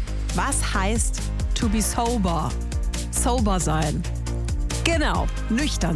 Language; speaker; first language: German; native; German